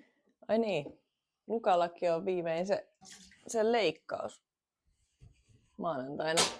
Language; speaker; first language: Finnish; native; Finnish